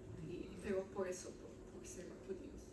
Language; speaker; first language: Spanish; non-native, learner; Romanian